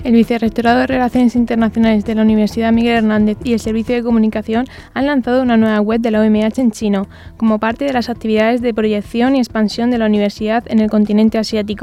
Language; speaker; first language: Spanish; native; Spanish